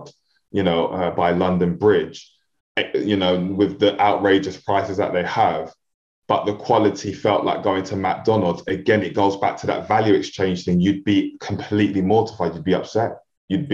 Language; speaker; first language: English; native; English